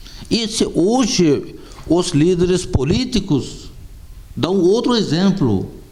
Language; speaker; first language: Portuguese; non-native, fluent; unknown